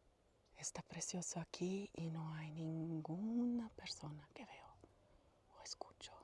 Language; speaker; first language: Spanish; non-native, fluent; English